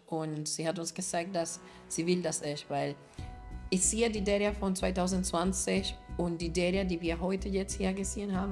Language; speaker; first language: German; non-native, fluent; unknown